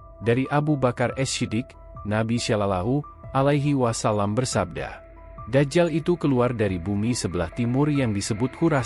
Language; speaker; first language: Indonesian; native; Indonesian